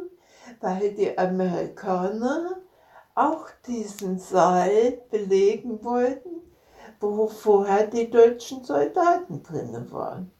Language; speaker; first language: German; native; German